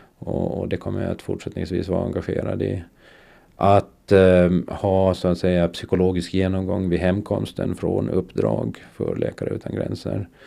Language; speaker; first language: Swedish; native; Swedish